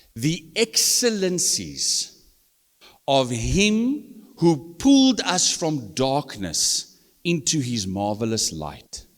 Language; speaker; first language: English; non-native, local second language; Afrikaans